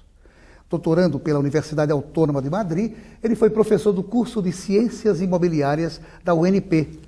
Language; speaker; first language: Portuguese; native; Portuguese